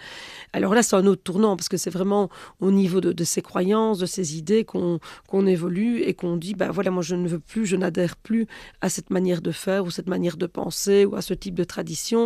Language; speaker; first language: French; native; French